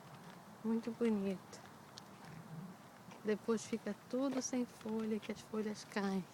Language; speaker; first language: Portuguese; early bilingual, heritage; Portuguese